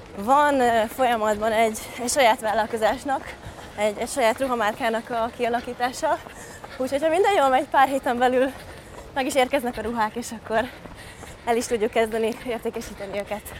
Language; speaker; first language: Hungarian; native; Hungarian